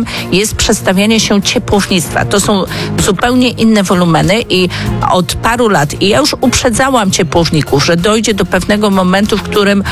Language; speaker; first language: Polish; native; Polish